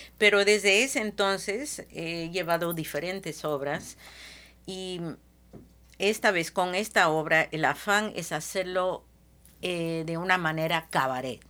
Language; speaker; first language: Spanish; early bilingual, heritage; Spanish